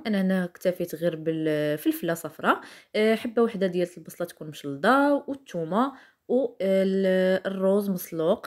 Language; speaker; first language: Arabic; native; Arabic